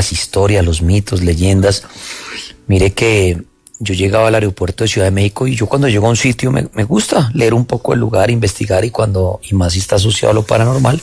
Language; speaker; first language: Spanish; native; Spanish